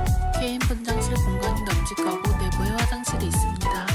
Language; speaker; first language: Korean; native; Korean